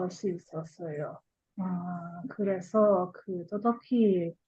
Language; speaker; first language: Korean; non-native, learner; English